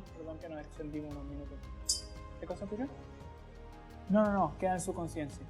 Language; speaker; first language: Spanish; native; Spanish